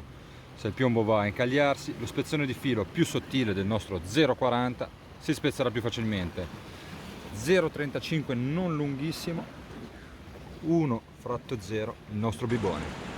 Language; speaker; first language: Italian; native; Italian